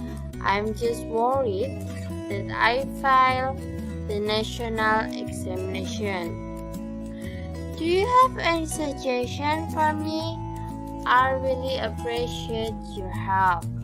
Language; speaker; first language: English; non-native, fluent; Indonesian